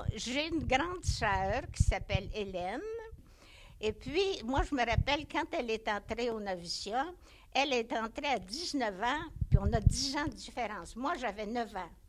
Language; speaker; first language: French; native; French